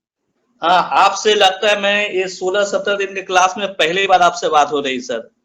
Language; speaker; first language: Hindi; native; Hindi